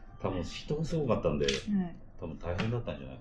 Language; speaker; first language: Japanese; native; Japanese